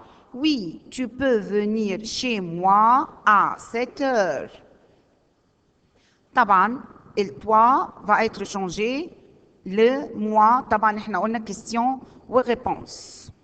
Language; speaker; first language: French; non-native, learner; Arabic